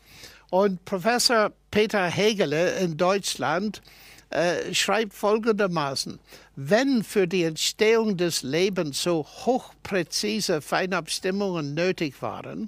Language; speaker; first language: German; non-native, fluent; English